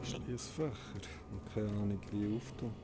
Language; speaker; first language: German; native; German